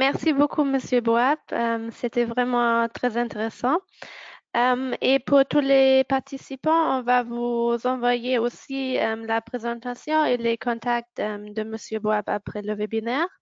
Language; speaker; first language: French; non-native, fluent; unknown